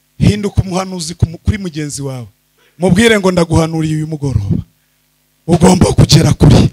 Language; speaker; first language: Kinyarwanda; early bilingual, heritage; Kinyarwanda